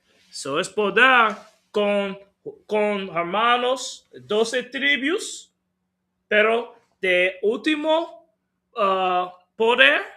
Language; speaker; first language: Spanish; non-native, learner; English